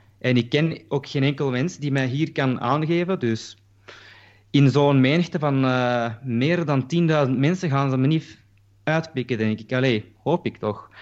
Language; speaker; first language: Dutch; early bilingual, other home language; Turkish